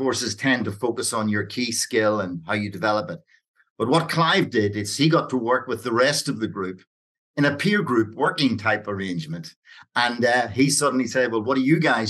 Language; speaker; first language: English; native; English